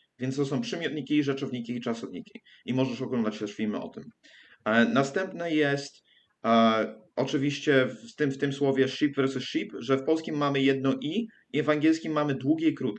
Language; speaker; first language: Polish; early bilingual, heritage; English